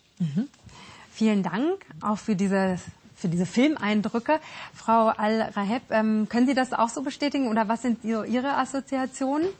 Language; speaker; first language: German; native; German